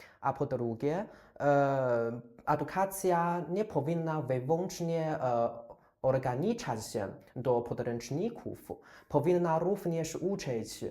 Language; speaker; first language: Polish; non-native, fluent; Chinese